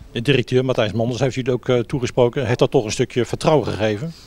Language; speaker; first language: Dutch; native; Dutch